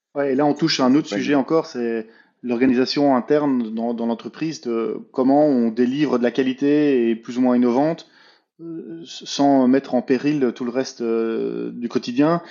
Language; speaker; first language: French; native; French